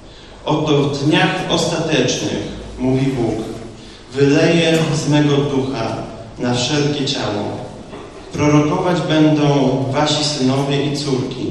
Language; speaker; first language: Polish; native; Polish